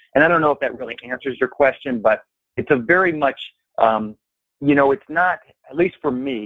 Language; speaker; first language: English; native; English